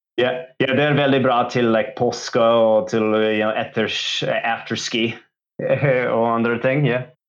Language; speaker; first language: Norwegian; non-native, learner; English